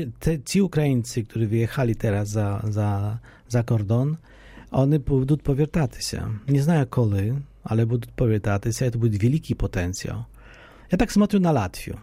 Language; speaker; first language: Polish; non-native, fluent; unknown